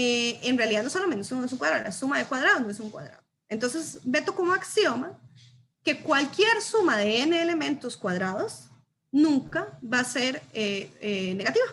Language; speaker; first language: Spanish; native; Spanish